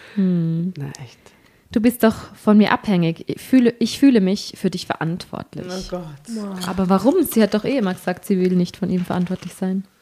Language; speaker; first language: German; native; German